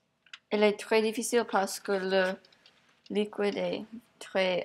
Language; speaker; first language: French; non-native, learner; English